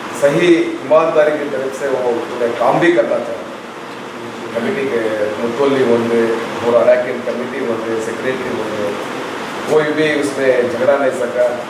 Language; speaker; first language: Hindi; non-native, local second language; Urdu